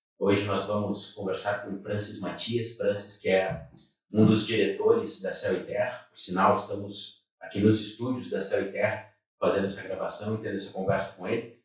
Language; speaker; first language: Portuguese; native; Portuguese